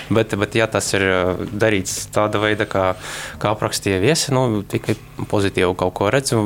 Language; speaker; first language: Latvian; non-native, local second language; Russian